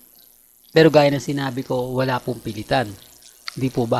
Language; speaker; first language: Filipino; native; Filipino